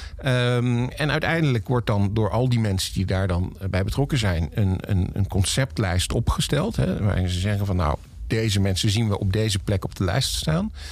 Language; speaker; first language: Dutch; native; Dutch